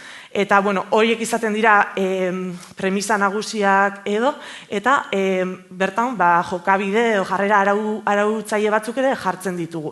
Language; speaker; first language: Basque; native; Basque